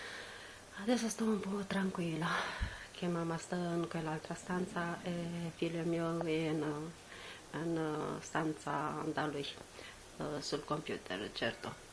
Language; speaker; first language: Italian; non-native, learner; Romanian